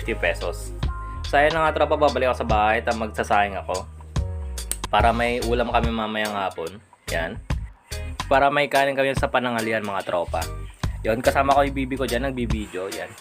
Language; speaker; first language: Filipino; non-native, local second language; Iloko